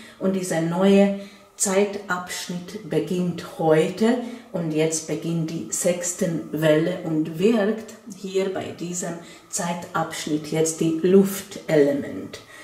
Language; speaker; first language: German; non-native, fluent; Hungarian